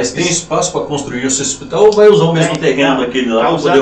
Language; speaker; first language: Portuguese; native; Portuguese